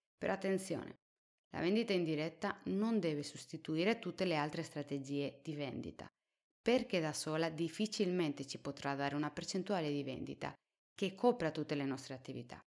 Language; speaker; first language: Italian; non-native, fluent; Spanish